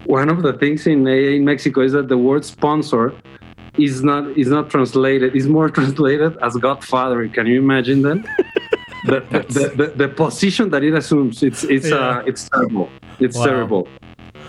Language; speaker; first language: English; non-native, fluent; Spanish